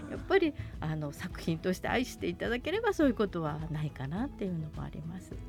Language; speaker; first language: Japanese; native; Japanese